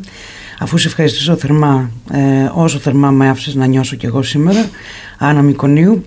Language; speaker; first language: Greek; native; Greek